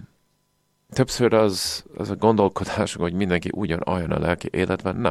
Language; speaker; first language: Hungarian; non-native, fluent; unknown